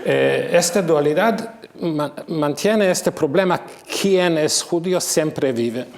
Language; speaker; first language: Spanish; non-native, fluent; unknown